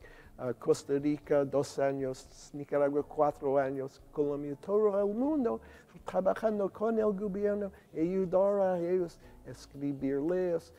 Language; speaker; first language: Spanish; non-native, learner; English